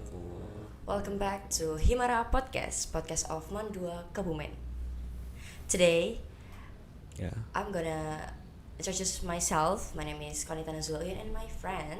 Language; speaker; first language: English; non-native, learner; Indonesian